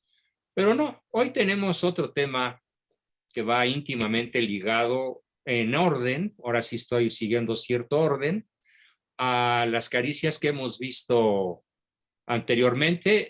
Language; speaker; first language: Spanish; native; Spanish